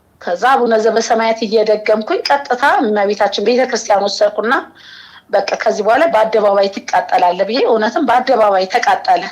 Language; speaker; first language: Amharic; native; Amharic